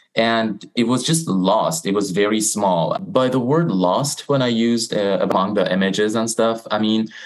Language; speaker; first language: English; non-native, fluent; Persian